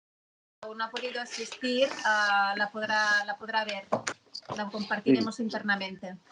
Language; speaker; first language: Spanish; native; Spanish